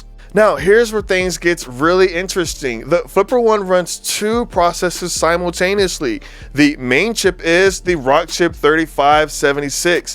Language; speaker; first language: English; native; English